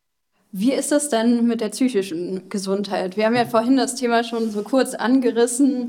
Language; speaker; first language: German; native; German